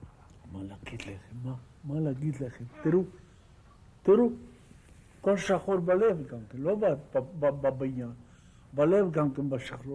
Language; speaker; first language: Hebrew; early bilingual, other home language; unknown